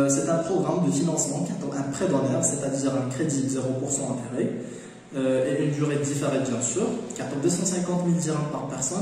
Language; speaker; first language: French; non-native, local second language; Arabic